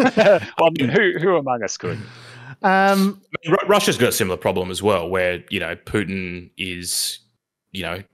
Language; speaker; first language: English; native; English